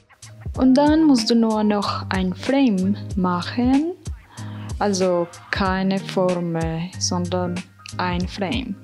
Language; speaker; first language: German; non-native, fluent; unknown